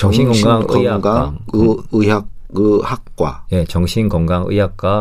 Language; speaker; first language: Korean; native; Korean